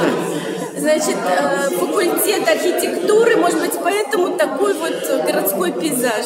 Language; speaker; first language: Russian; native; Russian